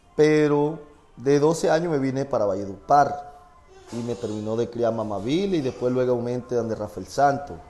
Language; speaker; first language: Spanish; native; Spanish